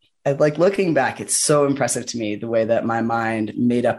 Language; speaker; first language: English; native; English